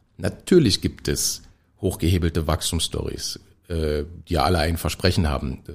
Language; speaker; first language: German; native; German